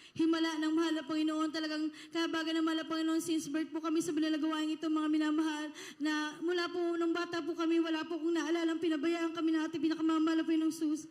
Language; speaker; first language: Filipino; native; Filipino